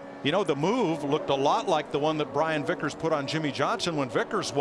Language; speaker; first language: English; native; English